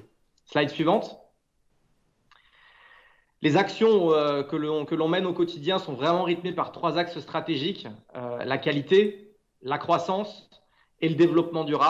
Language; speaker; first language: French; native; French